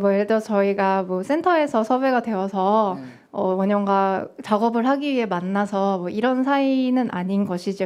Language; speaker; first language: Korean; native; Korean